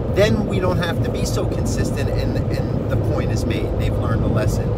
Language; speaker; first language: English; native; English